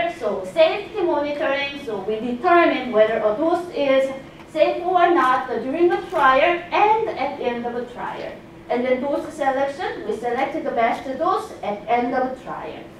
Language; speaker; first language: English; non-native, fluent; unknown